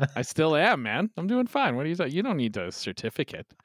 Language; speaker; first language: English; native; English